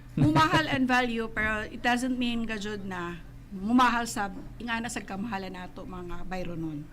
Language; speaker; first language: Cebuano; native; Cebuano